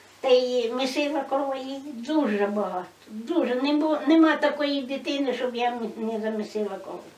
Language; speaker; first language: Ukrainian; native; Ukrainian